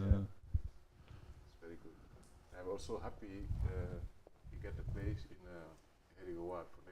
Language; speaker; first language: English; non-native, learner; Wolof